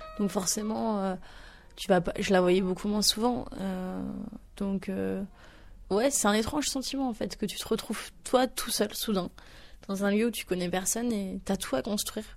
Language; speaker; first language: French; native; French